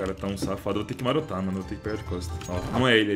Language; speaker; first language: Portuguese; native; Portuguese